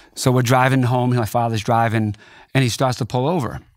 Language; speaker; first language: English; native; English